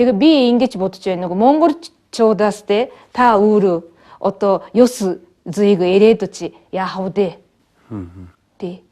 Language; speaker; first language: Mongolian; non-native, fluent; Japanese